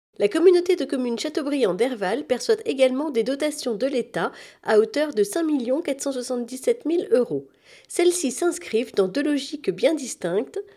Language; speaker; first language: French; native; French